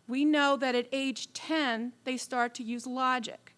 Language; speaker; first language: English; native; English